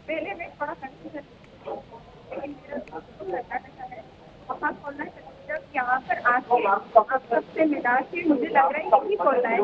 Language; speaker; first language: Hindi; early bilingual, heritage; Hindi